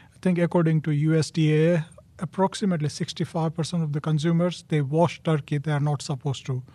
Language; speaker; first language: English; non-native, local second language; Gujarati